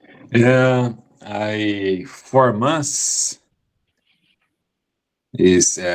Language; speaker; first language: English; non-native, learner; Portuguese